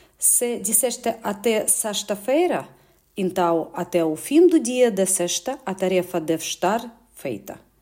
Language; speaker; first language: Portuguese; non-native, fluent; Russian